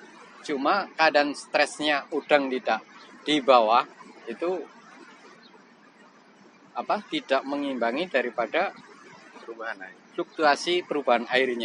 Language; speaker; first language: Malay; non-native, local second language; Javanese